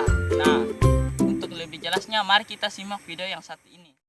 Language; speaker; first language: Indonesian; native; Indonesian